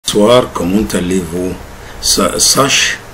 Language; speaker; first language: French; non-native, fluent; Arabic